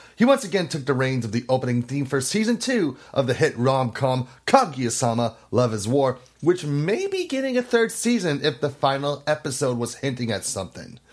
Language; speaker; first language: English; native; English